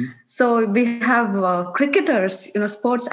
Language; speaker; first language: English; non-native, local second language; Kannada